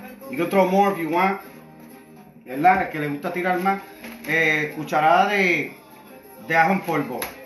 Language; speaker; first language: Spanish; early bilingual, heritage; Spanish